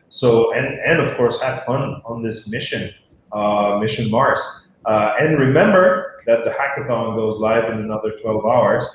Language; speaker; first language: English; non-native, fluent; Bulgarian